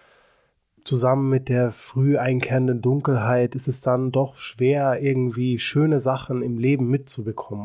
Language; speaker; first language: German; native; German